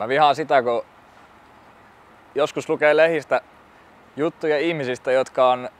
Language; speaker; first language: Finnish; native; Finnish